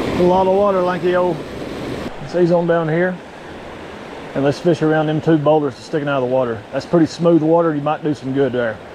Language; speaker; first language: English; native; English